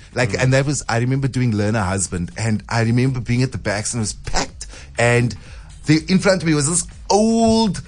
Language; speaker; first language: English; native; English